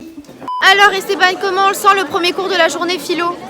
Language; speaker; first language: French; native; French